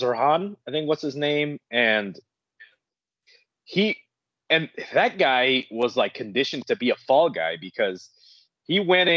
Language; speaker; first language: English; native; English